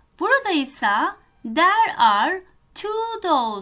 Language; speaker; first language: English; non-native, fluent; Turkish